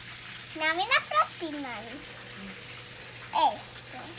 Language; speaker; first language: Spanish; early bilingual, heritage; Spanish